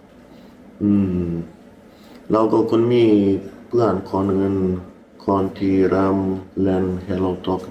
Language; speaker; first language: Thai; non-native, learner; English